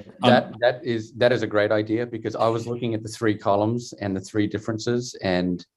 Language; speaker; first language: English; native; English